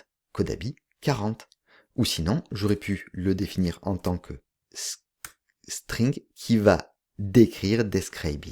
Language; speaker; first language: French; native; French